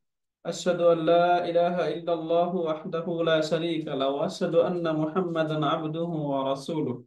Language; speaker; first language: Arabic; non-native, fluent; Bangla